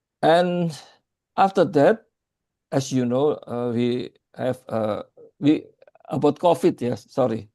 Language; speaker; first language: English; non-native, learner; Indonesian